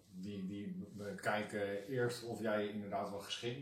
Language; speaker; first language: Dutch; native; Dutch